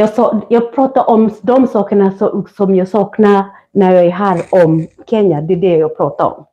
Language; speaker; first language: Swedish; non-native, fluent; Kikuyu